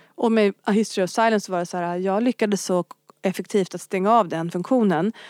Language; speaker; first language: Swedish; non-native, local second language; French